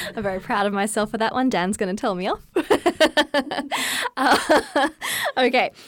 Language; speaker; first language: English; native; English